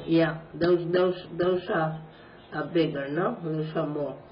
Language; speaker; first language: English; non-native, fluent; Spanish